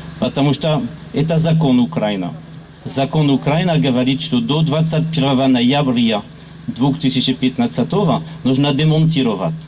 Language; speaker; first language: Russian; non-native, learner; French